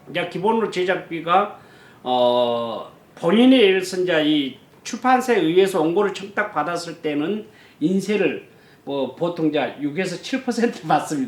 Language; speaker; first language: Korean; native; Korean